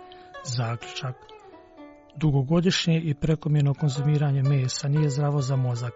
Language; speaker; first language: Croatian; native; Croatian